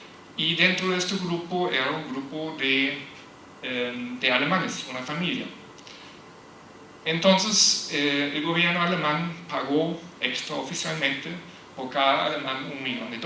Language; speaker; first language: Spanish; non-native, fluent; German